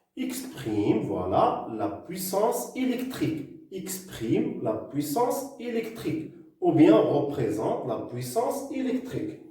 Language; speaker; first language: French; non-native, local second language; Arabic